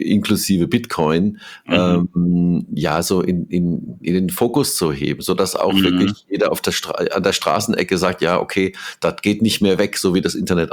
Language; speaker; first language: German; native; German